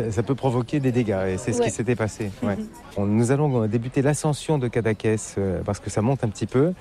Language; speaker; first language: French; native; French